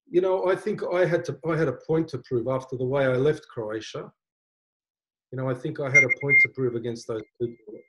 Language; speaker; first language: English; native; English